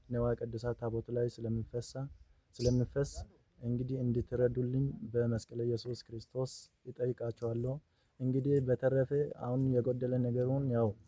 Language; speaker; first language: Amharic; non-native, local second language; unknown